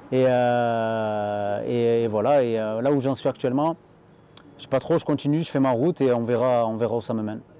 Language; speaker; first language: French; native; French